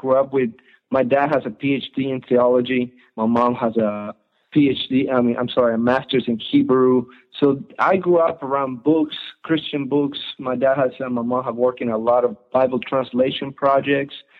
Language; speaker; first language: English; non-native, fluent; Spanish